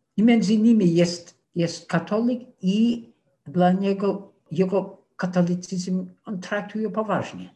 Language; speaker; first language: Polish; non-native, fluent; English